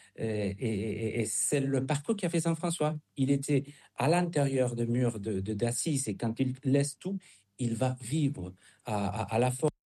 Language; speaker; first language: French; non-native, fluent; Spanish